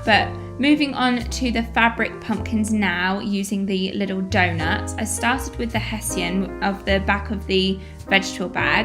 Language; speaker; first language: English; native; English